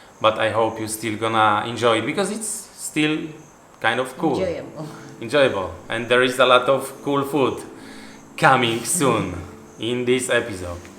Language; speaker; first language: English; non-native, fluent; Polish